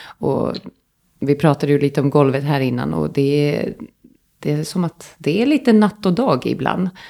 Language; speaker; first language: Swedish; native; Swedish